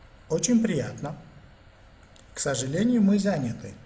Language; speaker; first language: Russian; non-native, local second language; Uzbek